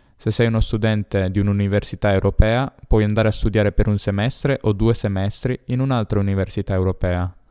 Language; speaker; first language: Italian; native; Italian